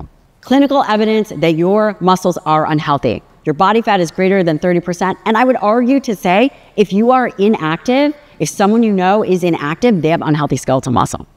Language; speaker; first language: English; native; English